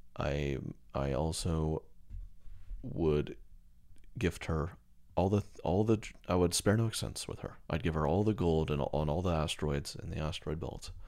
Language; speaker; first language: English; native; English